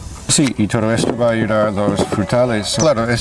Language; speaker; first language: Spanish; non-native, fluent; English